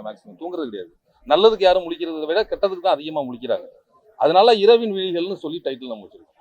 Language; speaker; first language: Tamil; native; Tamil